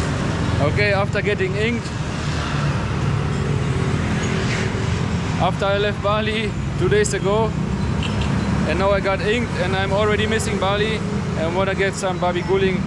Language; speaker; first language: English; non-native, fluent; German